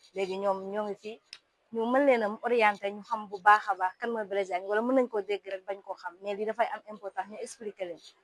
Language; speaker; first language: Wolof; non-native, local second language; Serer